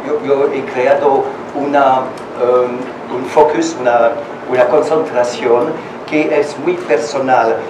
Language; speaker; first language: Spanish; non-native, learner; French